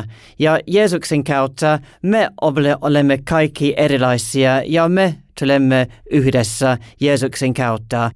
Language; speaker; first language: Finnish; non-native, learner; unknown